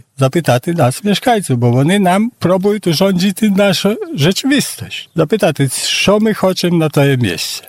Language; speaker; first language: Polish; non-native, local second language; Belarusian